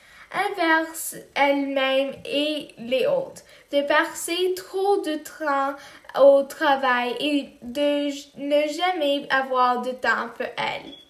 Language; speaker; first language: French; non-native, learner; English